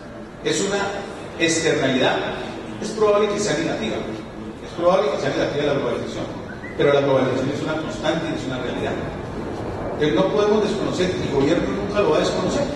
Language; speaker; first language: Spanish; native; Spanish